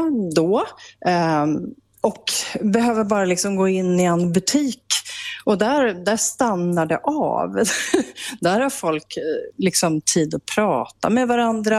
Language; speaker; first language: Swedish; native; Swedish